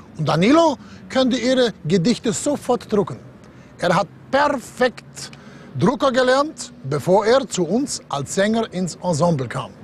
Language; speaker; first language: German; non-native, fluent; Slovenian